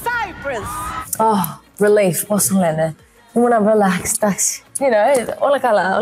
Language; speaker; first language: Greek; early bilingual, heritage; English